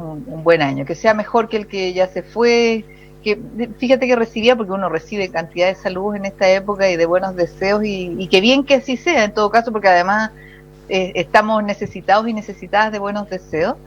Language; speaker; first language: Spanish; native; Spanish